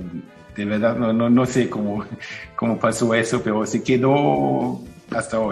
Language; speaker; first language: Spanish; non-native, fluent; German